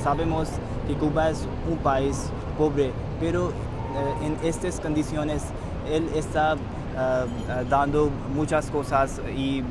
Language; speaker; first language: Spanish; non-native, learner; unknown